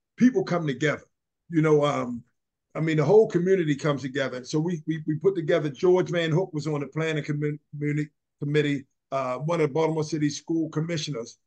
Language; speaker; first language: English; native; English